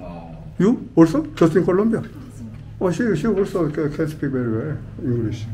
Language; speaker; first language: English; non-native, learner; Korean